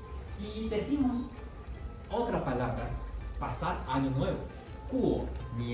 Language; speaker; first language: Spanish; non-native, fluent; Chinese